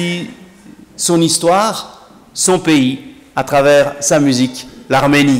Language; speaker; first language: French; native; French